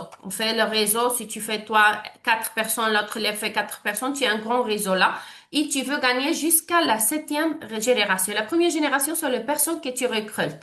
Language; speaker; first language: French; non-native, learner; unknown